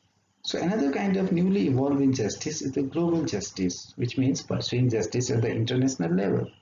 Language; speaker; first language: English; non-native, local second language; Assamese